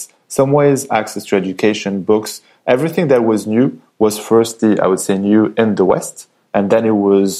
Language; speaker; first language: English; non-native, fluent; French